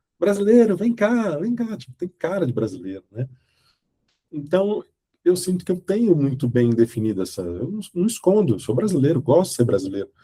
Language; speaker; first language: Portuguese; native; Portuguese